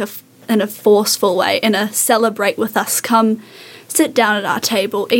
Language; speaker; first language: English; native; English